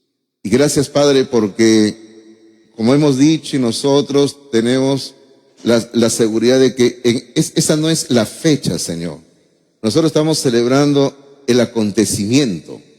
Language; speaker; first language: Spanish; native; Spanish